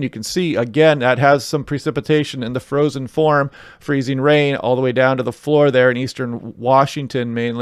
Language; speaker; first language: English; native; English